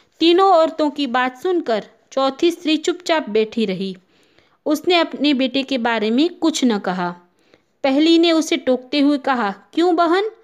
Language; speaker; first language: Hindi; non-native, local second language; Gujarati